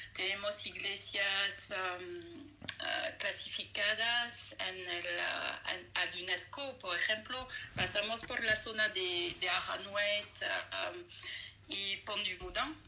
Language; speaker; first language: Spanish; non-native, fluent; French